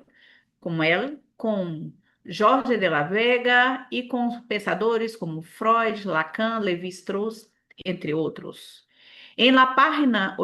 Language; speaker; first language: Spanish; non-native, learner; Portuguese